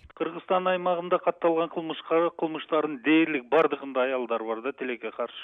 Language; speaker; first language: Kyrgyz; native; Kyrgyz